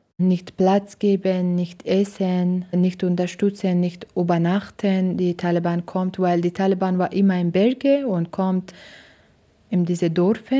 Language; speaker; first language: German; non-native, learner; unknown